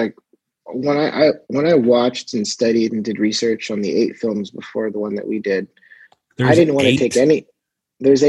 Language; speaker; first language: English; native; English